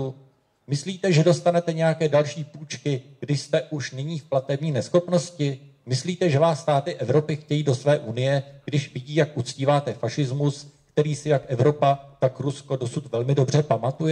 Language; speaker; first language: Czech; native; Czech